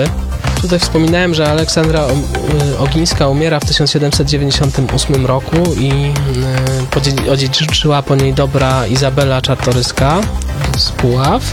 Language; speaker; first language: Polish; native; Polish